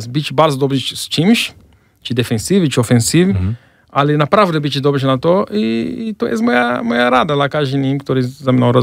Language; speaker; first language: Polish; non-native, fluent; Portuguese